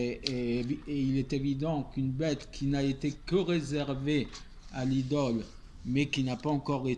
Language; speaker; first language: French; native; French